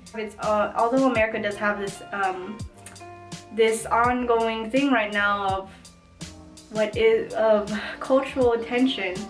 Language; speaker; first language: English; native; English